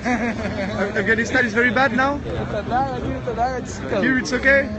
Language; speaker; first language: English; non-native, learner; French